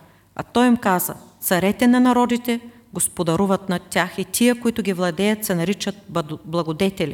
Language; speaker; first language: Bulgarian; native; Bulgarian